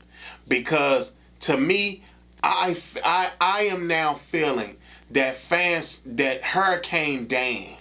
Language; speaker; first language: English; native; English